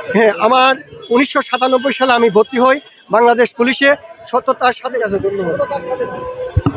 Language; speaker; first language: Bangla; native; Bangla